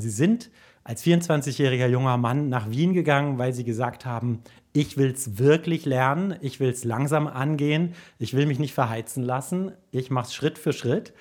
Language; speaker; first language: German; native; German